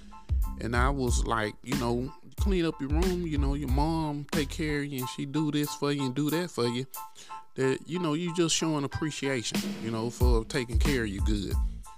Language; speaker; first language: English; native; English